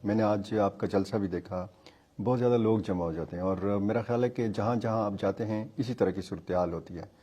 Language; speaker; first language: Urdu; native; Urdu